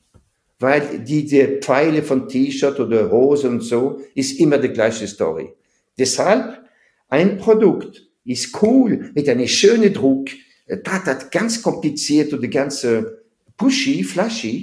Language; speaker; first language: German; non-native, fluent; French